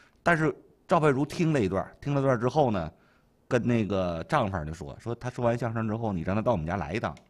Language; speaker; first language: Chinese; native; Chinese